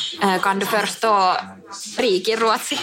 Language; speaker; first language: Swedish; non-native, learner; Finnish